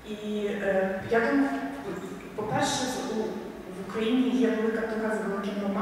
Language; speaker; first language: Polish; non-native, learner; Ukrainian